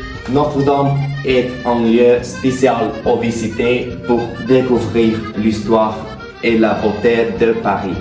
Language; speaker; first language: French; non-native, learner; Norwegian